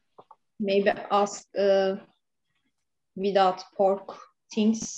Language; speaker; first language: English; non-native, learner; Albanian